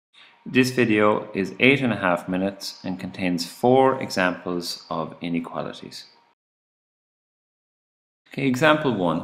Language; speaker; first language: English; native; English